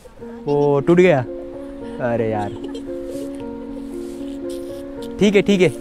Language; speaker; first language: Hindi; non-native, local second language; Telugu